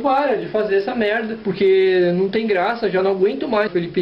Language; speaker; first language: Portuguese; native; Portuguese